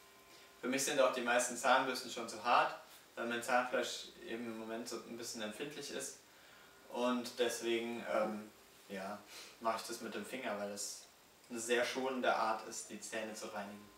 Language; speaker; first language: German; native; German